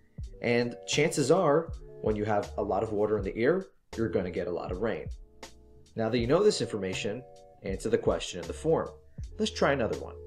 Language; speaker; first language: English; native; English